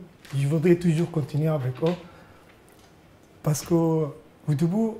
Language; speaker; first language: French; non-native, learner; Arabic